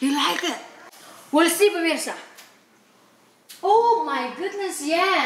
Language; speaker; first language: English; non-native, fluent; Indonesian